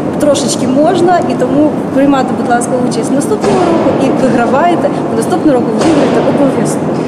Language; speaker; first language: Ukrainian; native; Ukrainian